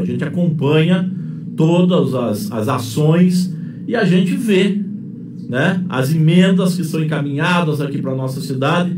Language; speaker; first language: Portuguese; native; Portuguese